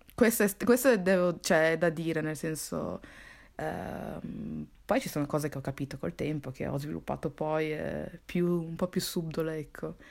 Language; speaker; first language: Italian; early bilingual, other home language; Somali